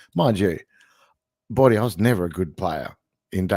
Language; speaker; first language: English; native; English